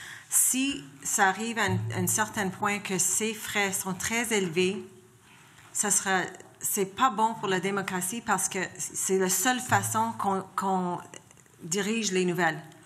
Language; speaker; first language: French; non-native, local second language; English